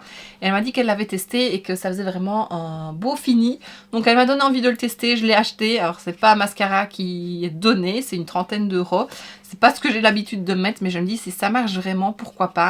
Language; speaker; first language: French; native; French